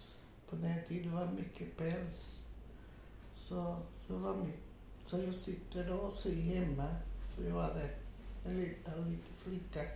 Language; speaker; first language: Swedish; non-native, fluent; Portuguese